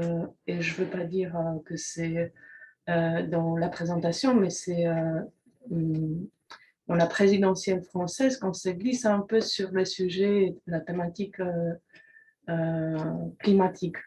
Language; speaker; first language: French; non-native, fluent; Polish